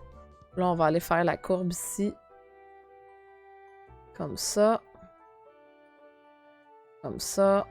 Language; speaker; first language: French; native; French